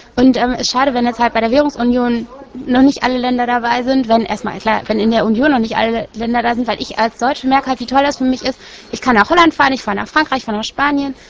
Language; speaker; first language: German; native; German